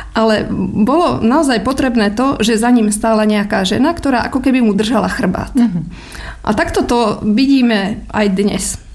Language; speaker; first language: Slovak; native; Slovak